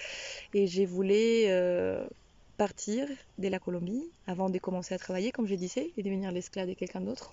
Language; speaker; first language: French; non-native, fluent; Spanish